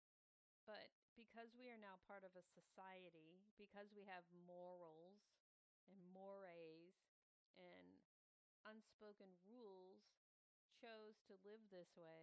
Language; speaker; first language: English; native; English